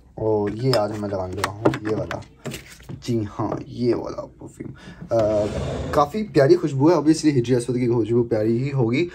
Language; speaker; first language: Urdu; native; Urdu